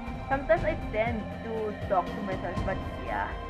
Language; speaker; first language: English; non-native, local second language; Filipino